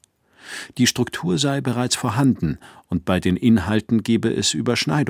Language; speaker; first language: German; native; German